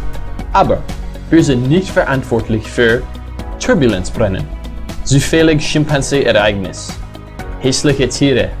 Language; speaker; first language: German; non-native, learner; English